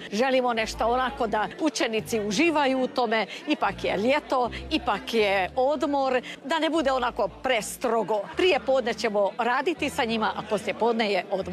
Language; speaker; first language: Croatian; early bilingual, heritage; Croatian